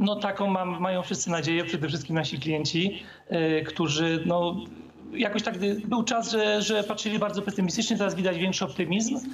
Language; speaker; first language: Polish; native; Polish